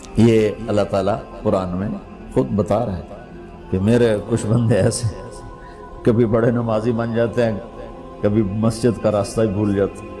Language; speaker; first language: Urdu; non-native, local second language; Punjabi